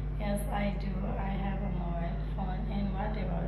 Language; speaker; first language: English; non-native, learner; Nepali